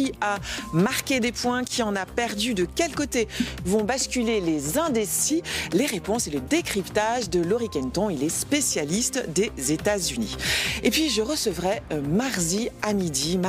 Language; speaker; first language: French; native; French